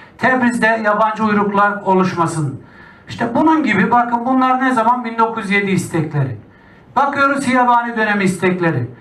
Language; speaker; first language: Turkish; native; Turkish